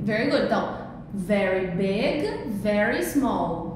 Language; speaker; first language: English; non-native, fluent; Portuguese